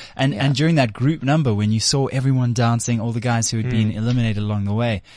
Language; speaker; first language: English; native; English